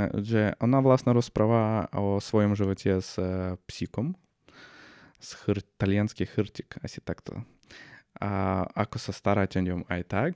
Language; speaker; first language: Slovak; non-native, fluent; Russian